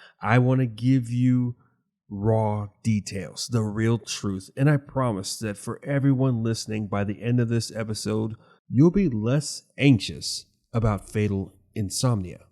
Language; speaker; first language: English; native; English